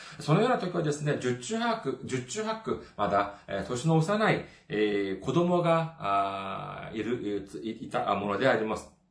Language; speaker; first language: Japanese; non-native, fluent; Korean